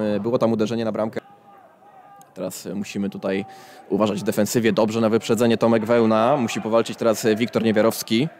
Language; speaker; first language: Polish; native; Polish